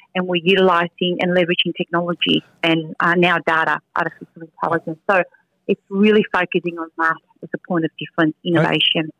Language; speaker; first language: English; early bilingual, other home language; Spanish